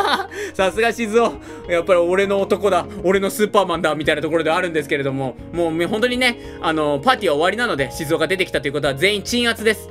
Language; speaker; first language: Japanese; native; Japanese